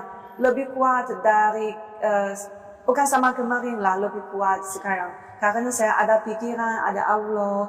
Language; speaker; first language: Indonesian; non-native, learner; Chinese